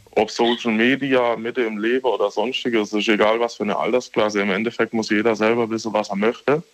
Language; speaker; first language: German; native; German